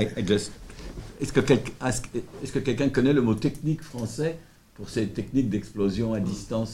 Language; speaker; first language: French; native; French